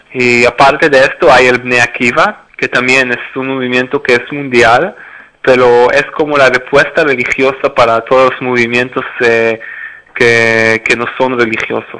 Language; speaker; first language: Spanish; non-native, fluent; Hebrew